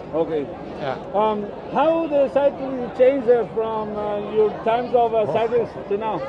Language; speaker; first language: English; non-native, learner; Spanish